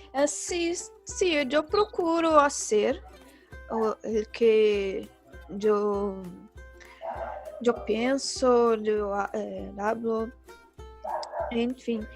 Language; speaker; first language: Spanish; non-native, learner; Portuguese